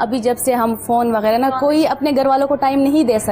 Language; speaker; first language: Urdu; non-native, local second language; Pashto